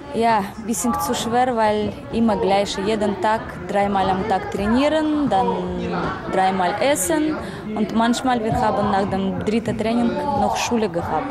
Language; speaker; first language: German; non-native, learner; Russian